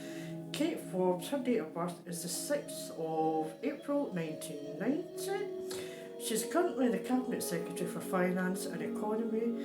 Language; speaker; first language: English; native; English